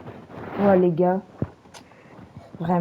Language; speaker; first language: French; native; French